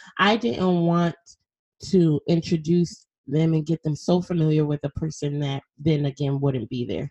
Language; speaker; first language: English; native; English